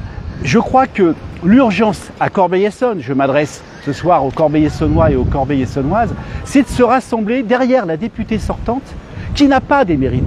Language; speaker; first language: French; native; French